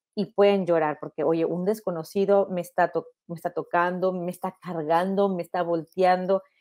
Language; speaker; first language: Spanish; native; Spanish